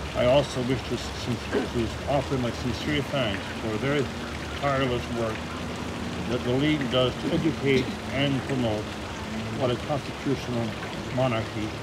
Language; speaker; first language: English; native; English